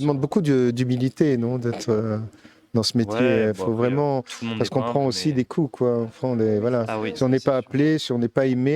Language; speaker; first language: French; native; French